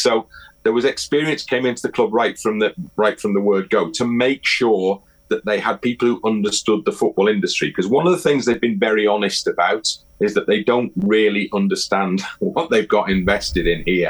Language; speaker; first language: English; native; English